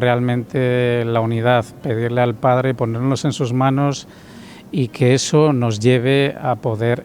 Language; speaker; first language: Spanish; native; Spanish